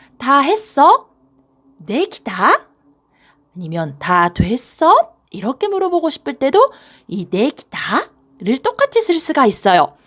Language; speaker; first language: Korean; non-native, fluent; Japanese